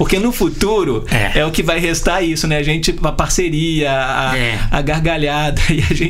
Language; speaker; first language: Portuguese; native; Portuguese